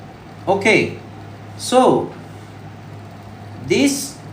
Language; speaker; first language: English; non-native, local second language; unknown